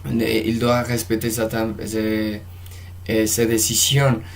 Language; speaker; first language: French; non-native, fluent; Spanish